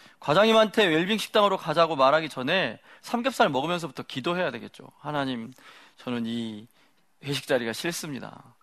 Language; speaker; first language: Korean; native; Korean